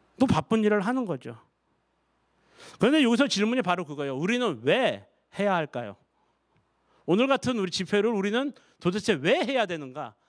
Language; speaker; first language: Korean; native; Korean